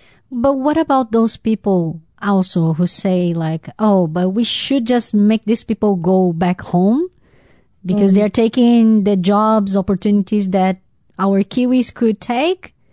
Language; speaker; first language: English; non-native, fluent; Portuguese